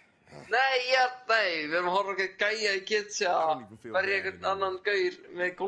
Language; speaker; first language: Icelandic; early bilingual, heritage; Icelandic